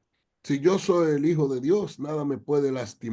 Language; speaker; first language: Spanish; non-native, fluent; English